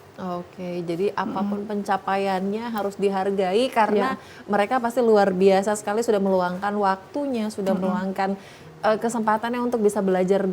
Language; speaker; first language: Indonesian; native; Indonesian